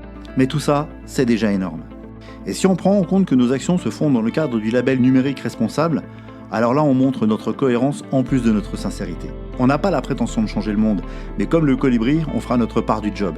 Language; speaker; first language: French; native; French